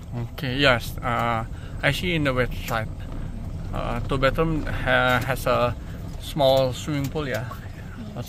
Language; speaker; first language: English; non-native, learner; Indonesian